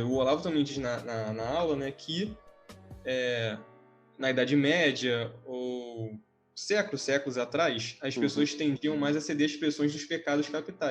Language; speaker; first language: Portuguese; native; Portuguese